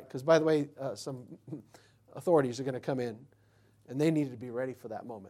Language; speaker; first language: English; native; English